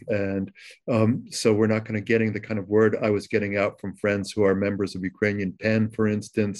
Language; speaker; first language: English; early bilingual, other home language; Ukrainian